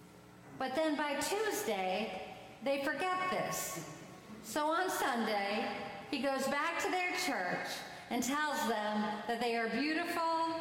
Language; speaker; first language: English; native; English